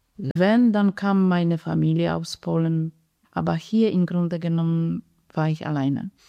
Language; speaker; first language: German; non-native, fluent; Polish